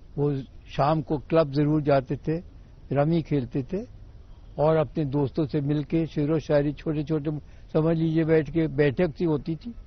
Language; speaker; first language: Urdu; native; Urdu